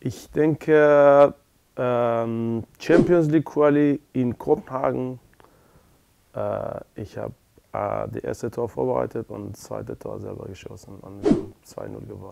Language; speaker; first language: German; non-native, learner; Persian